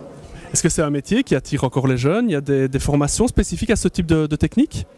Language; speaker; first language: French; native; French